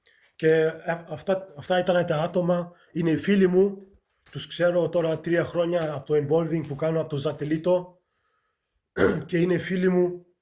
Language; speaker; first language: Greek; early bilingual, heritage; Greek